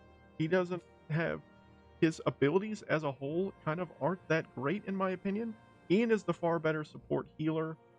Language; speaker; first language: English; native; English